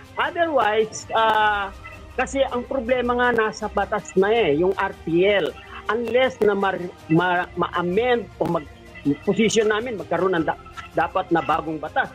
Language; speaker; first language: Filipino; non-native, local second language; Pampanga